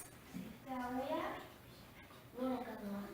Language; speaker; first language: Basque; non-native, local second language; Spanish